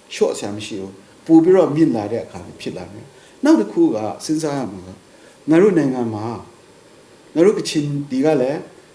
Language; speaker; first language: Burmese; non-native, local second language; Kachin